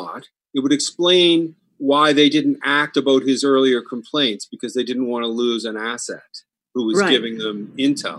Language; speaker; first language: English; native; English